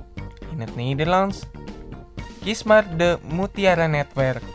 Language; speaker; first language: Dutch; non-native, fluent; Indonesian